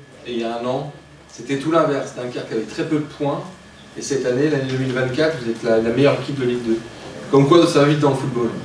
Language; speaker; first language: French; native; French